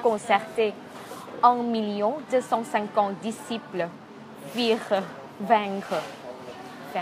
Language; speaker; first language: French; non-native, fluent; Thai